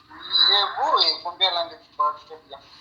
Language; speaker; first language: French; non-native, learner; Swahili